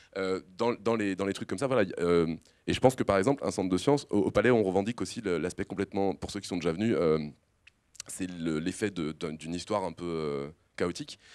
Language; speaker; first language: French; native; French